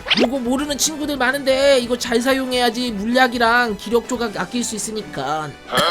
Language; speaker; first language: Korean; native; Korean